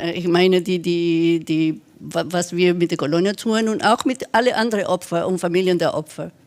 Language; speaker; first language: German; non-native, fluent; Spanish